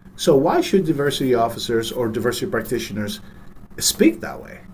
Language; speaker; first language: English; early bilingual, other home language; Spanish